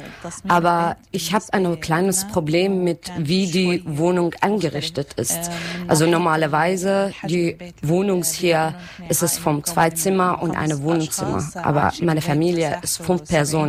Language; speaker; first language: German; non-native, learner; Arabic